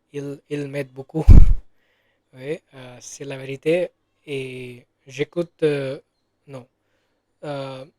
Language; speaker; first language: French; non-native, learner; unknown